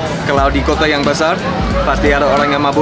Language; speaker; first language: Indonesian; non-native, learner; English